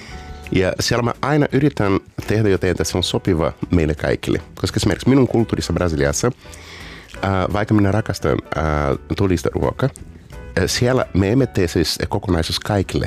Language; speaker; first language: Finnish; non-native, fluent; Portuguese